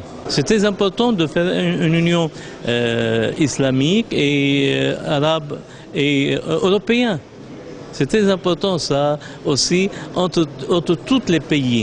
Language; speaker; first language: French; non-native, local second language; Arabic